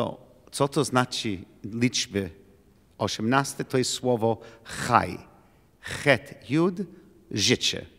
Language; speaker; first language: Polish; non-native, learner; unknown